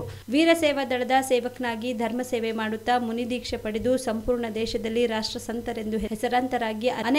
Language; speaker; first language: Kannada; native; Kannada